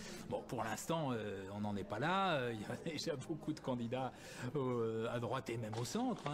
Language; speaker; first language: French; native; French